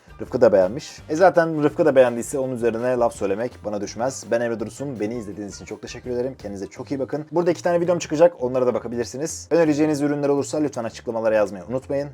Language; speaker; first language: Turkish; native; Turkish